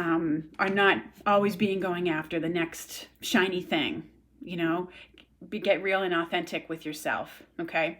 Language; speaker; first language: English; native; English